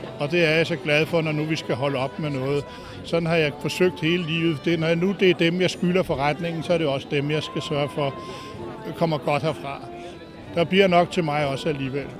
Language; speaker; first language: Danish; native; Danish